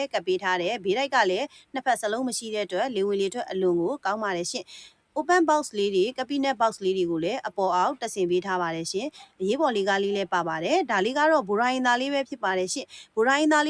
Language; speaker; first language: Burmese; native; Burmese